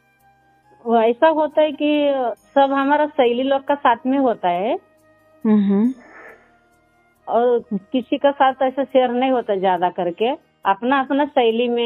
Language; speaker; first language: Hindi; non-native, local second language; Marathi